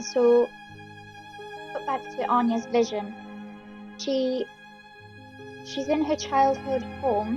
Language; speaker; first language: English; native; English